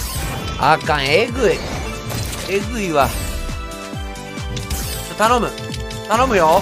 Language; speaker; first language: Japanese; native; Japanese